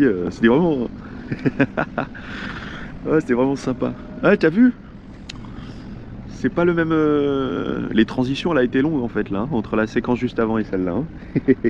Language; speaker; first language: French; native; French